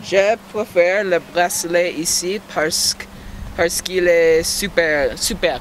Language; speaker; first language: French; non-native, learner; English